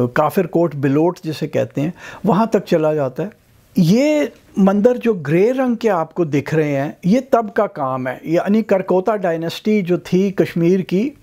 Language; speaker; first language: Urdu; non-native, local second language; Punjabi